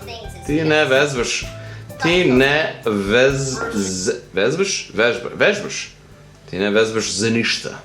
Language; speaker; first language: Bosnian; early bilingual, heritage; English